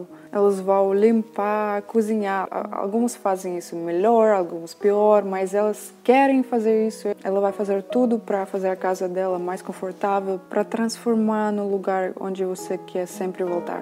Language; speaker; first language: Portuguese; non-native, fluent; Russian